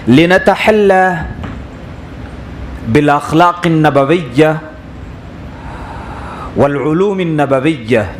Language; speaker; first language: Arabic; non-native, fluent; Urdu